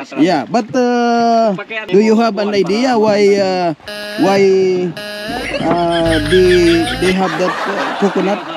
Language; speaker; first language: English; non-native, local second language; Waray